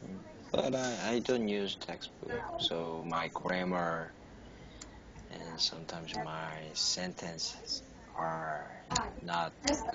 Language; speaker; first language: English; non-native, learner; Korean